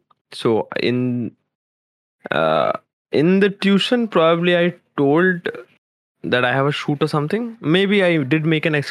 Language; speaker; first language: English; non-native, local second language; Bangla